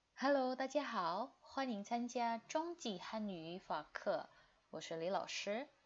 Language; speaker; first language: Chinese; non-native, fluent; Indonesian